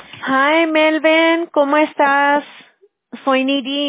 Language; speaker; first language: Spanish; early bilingual, heritage; English